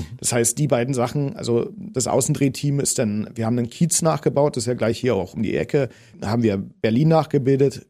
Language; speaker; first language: German; native; German